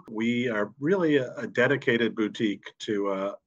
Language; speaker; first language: English; native; English